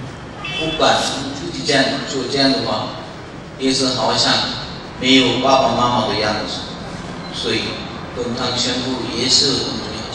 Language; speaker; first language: Chinese; non-native, learner; Korean